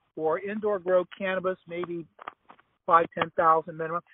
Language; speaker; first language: English; native; English